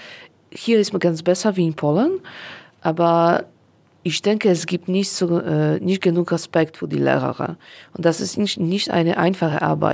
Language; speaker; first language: German; non-native, learner; Polish